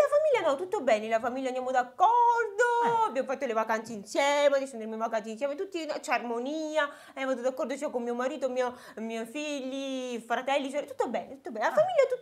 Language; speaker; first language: Italian; native; Italian